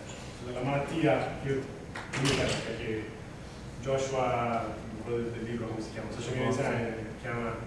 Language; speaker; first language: Italian; native; Italian